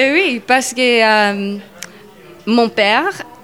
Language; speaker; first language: French; non-native, learner; English